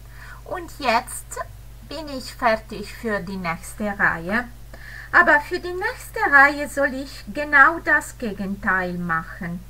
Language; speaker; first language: German; non-native, fluent; Italian